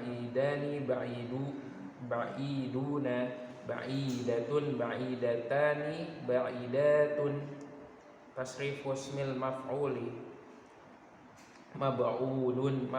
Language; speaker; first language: Arabic; non-native, learner; Indonesian